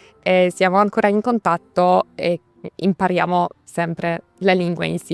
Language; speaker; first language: Italian; non-native, fluent; Polish